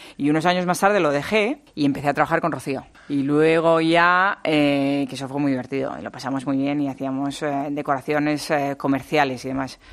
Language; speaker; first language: Spanish; native; Spanish